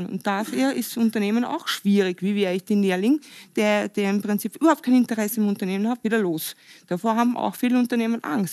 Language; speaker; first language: German; native; German